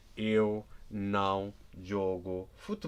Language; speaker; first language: Portuguese; non-native, learner; Nepali